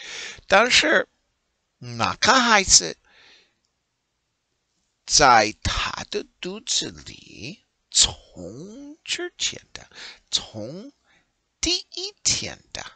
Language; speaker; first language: Chinese; non-native, learner; English